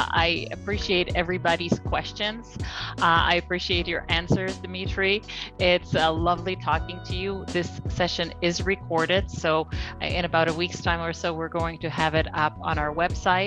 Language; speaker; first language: English; non-native, fluent; Polish